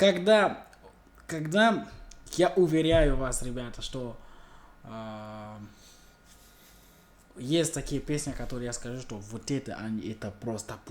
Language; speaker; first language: Russian; non-native, learner; English